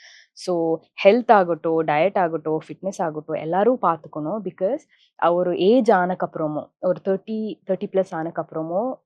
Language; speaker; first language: Tamil; non-native, local second language; Kannada